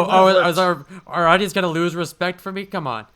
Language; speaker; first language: English; native; English